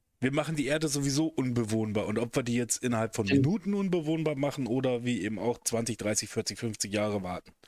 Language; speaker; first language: German; native; German